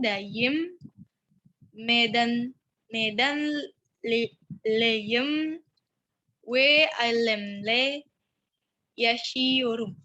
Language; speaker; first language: Turkish; non-native, learner; Indonesian